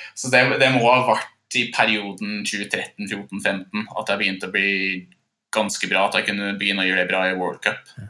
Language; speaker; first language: Norwegian; non-native, fluent; English